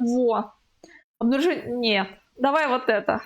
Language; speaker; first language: Russian; native; Russian